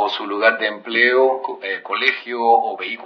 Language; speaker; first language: Spanish; native; Spanish